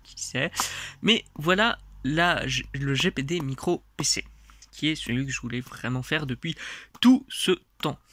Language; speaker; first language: French; non-native, fluent; Russian